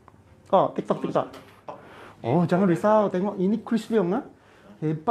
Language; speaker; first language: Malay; non-native, local second language; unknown